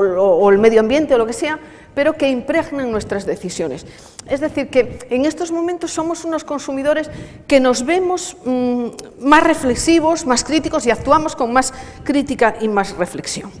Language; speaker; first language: Spanish; native; Spanish